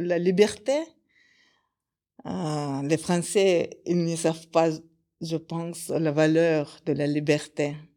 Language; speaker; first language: French; non-native, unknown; Kyrgyz